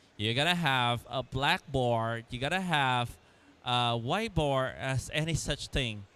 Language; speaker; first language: English; non-native, fluent; Vietnamese